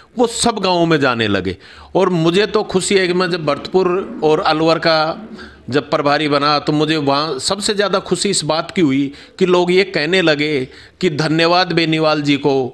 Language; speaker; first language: Hindi; native; Hindi